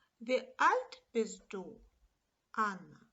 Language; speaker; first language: German; non-native, fluent; Ukrainian